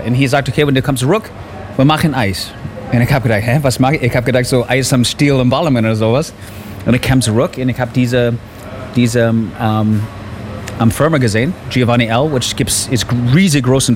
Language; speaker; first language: German; non-native, fluent; English